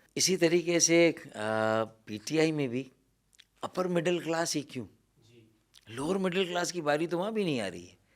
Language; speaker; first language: Urdu; native; Urdu